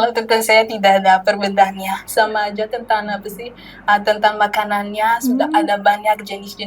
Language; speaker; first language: Indonesian; non-native, learner; Malagasy